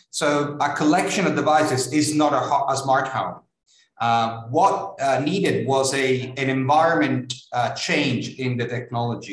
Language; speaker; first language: English; non-native, fluent; Italian